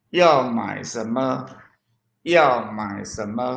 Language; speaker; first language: Chinese; non-native, fluent; Thai